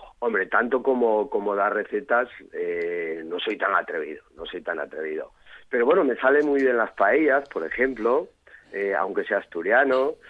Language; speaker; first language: Spanish; native; Spanish